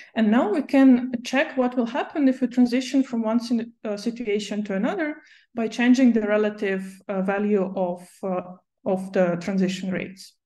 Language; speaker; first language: English; non-native, fluent; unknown